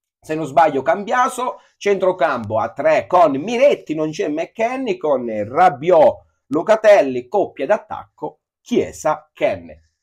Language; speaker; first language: Italian; native; Italian